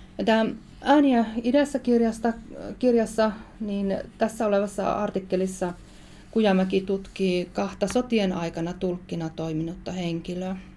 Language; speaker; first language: Finnish; native; Finnish